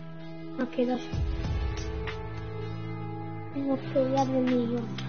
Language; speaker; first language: German; non-native, learner; Portuguese